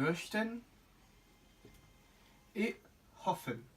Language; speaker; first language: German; non-native, fluent; French